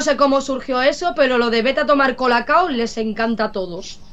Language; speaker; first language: Spanish; native; Spanish